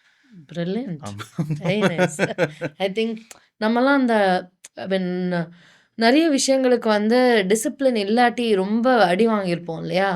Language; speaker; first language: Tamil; native; Tamil